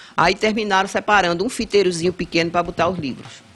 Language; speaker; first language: Portuguese; native; Portuguese